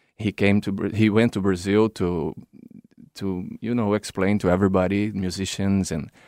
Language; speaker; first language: English; non-native, fluent; Portuguese